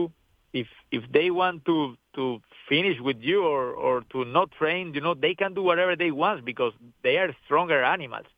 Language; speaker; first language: English; non-native, learner; Spanish